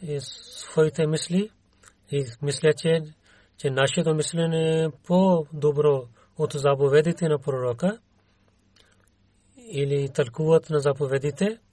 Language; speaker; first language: Bulgarian; non-native, learner; Urdu